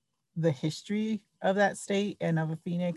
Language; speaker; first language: English; early bilingual, other home language; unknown